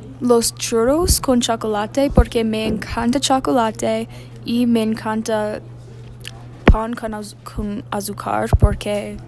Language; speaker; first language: Spanish; non-native, learner; English